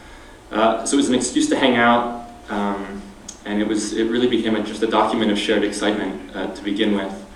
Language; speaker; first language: English; native; English